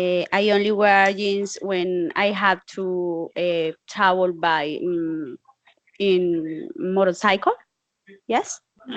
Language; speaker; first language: English; non-native, learner; Spanish